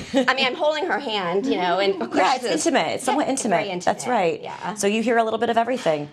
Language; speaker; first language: English; native; English